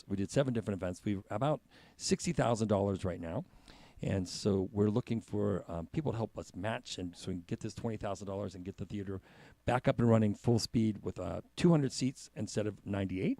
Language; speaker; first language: English; native; English